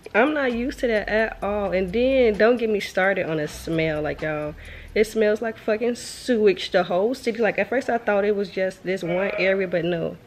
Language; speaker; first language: English; native; English